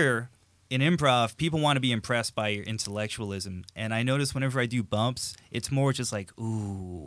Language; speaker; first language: English; native; English